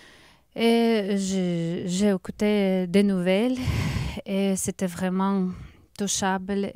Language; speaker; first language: French; non-native, learner; Ukrainian